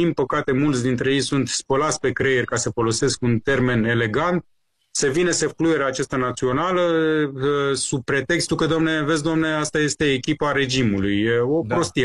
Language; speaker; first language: Romanian; non-native, fluent; Persian